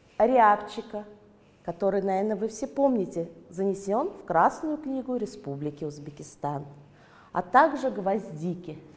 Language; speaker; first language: Russian; native; Russian